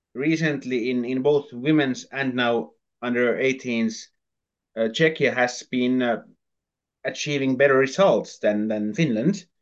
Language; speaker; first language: English; non-native, fluent; Finnish